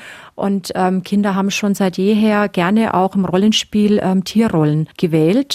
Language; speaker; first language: German; native; German